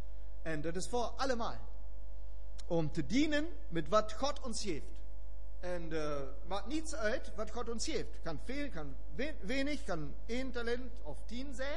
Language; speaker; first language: Dutch; non-native, fluent; German